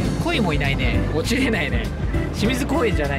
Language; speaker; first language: Japanese; native; Japanese